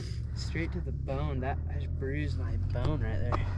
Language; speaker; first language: English; native; English